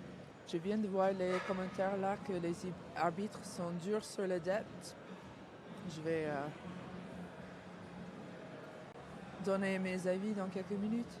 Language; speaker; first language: French; non-native, learner; English